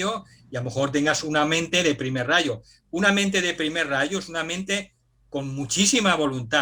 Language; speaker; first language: Spanish; native; Spanish